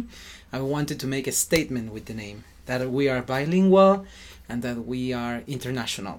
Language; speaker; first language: English; non-native, fluent; Spanish